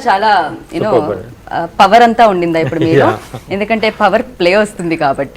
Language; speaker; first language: Telugu; native; Telugu